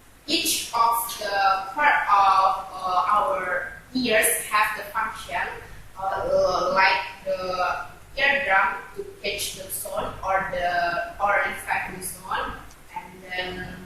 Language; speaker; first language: English; non-native, learner; Indonesian